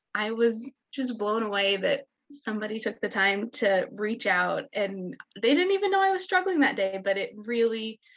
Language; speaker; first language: English; native; English